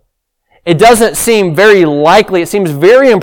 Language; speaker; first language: English; native; English